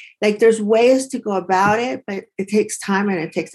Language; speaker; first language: English; early bilingual, other home language; Spanish